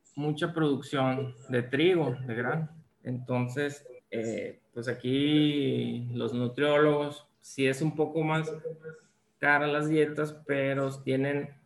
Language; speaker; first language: Spanish; native; Spanish